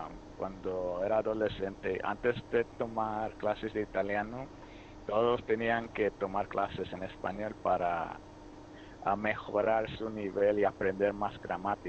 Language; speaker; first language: Spanish; early bilingual, heritage; Spanish